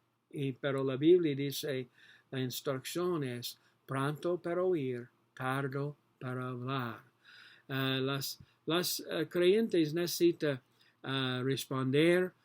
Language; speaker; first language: Spanish; non-native, learner; English